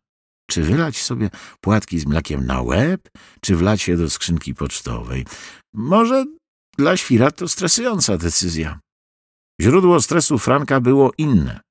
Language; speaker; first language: Polish; native; Polish